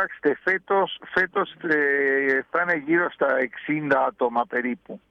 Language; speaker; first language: Greek; early bilingual, heritage; Spanish